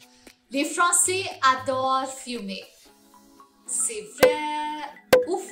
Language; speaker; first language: French; non-native, fluent; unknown